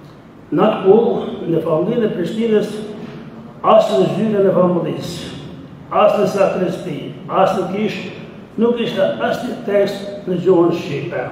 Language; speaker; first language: Albanian; native; Albanian